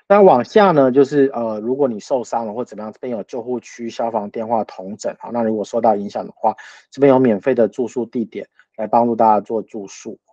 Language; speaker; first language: Chinese; native; Chinese